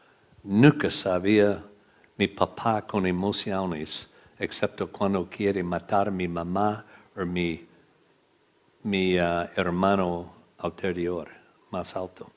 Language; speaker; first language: Spanish; non-native, learner; English